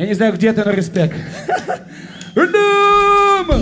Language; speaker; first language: Russian; non-native, fluent; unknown